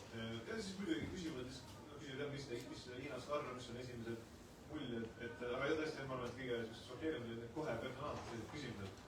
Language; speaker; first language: Estonian; native; Estonian